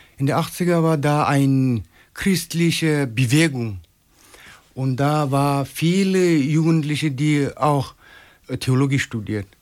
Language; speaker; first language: German; non-native, learner; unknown